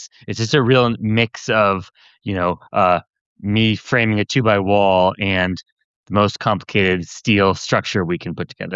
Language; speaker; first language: English; native; English